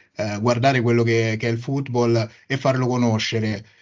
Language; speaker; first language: Italian; non-native, fluent; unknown